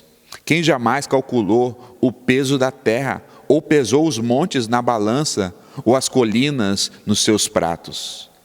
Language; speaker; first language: Portuguese; native; Portuguese